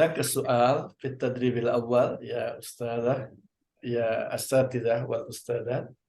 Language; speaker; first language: Arabic; non-native, fluent; Indonesian